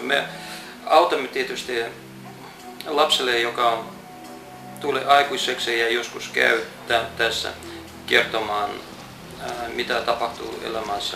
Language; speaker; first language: Finnish; non-native, fluent; Russian